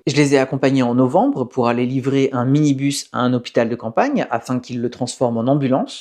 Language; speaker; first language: French; native; French